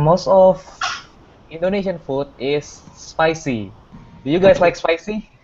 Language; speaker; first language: English; non-native, fluent; Indonesian